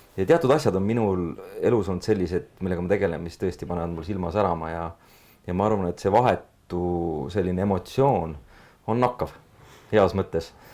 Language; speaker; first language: Estonian; native; Estonian